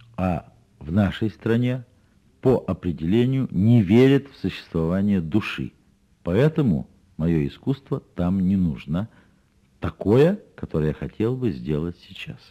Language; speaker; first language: Russian; native; Russian